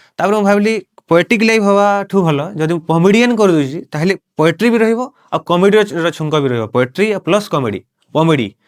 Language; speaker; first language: Odia; non-native, local second language; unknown